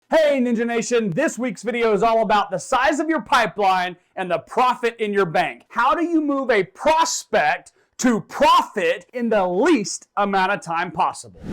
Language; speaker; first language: English; native; English